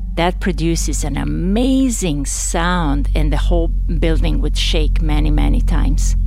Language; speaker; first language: English; non-native, fluent; Serbian